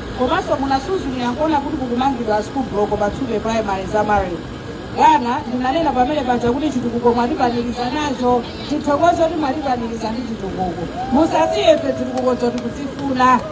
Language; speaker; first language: Nyanja; native; Nyanja